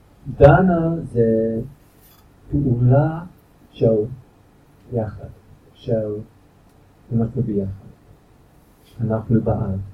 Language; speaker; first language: Hebrew; non-native, fluent; English